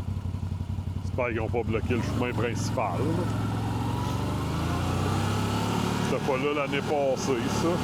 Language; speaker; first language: French; native; French